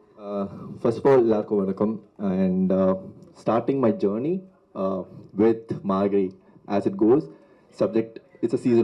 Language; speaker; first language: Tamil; non-native, learner; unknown